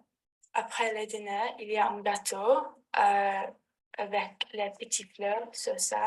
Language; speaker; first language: French; non-native, learner; English